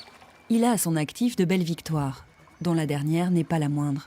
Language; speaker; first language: French; native; French